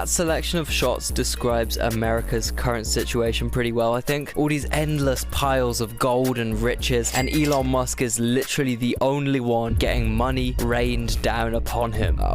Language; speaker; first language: English; native; English